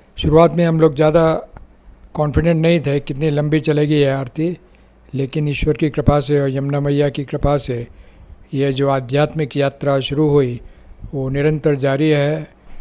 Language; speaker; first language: Hindi; native; Hindi